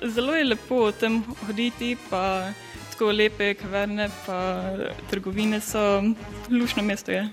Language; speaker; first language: Slovenian; early bilingual, heritage; Slovenian